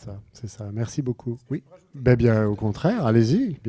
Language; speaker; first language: French; native; French